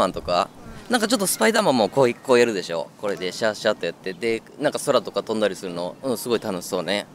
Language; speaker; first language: Japanese; native; Japanese